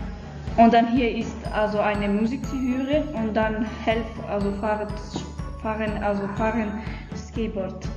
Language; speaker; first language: German; non-native, learner; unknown